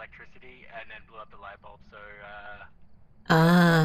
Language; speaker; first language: English; non-native, fluent; Russian